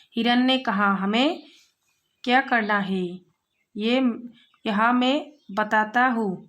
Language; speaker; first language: Hindi; non-native, local second language; Assamese